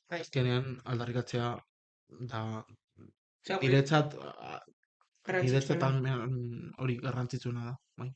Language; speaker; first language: Basque; non-native, local second language; Spanish